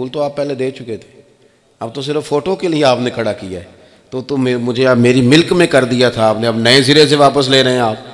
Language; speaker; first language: Urdu; non-native, local second language; Punjabi